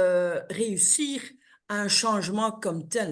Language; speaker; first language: French; non-native, local second language; Dutch